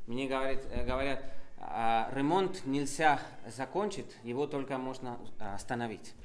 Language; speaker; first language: Russian; non-native, fluent; Spanish